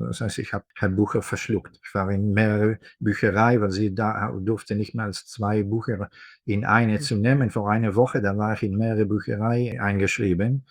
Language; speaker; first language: German; non-native, fluent; Hebrew